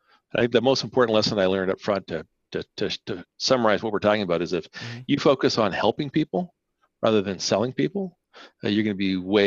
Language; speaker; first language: English; non-native, fluent; Spanish